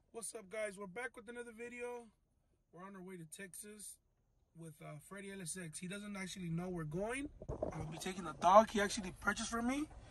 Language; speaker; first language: English; early bilingual, other home language; Spanish